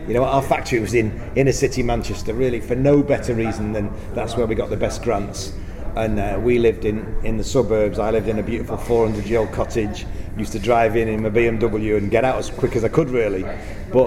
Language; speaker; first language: English; native; English